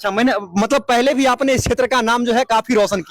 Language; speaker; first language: Hindi; native; Hindi